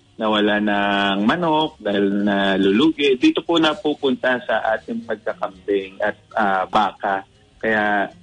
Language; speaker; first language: Filipino; native; Filipino